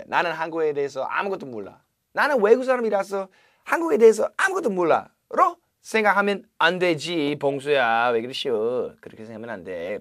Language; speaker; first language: Korean; non-native, fluent; English